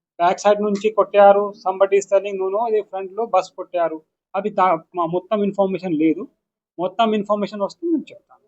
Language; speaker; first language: Telugu; non-native, local second language; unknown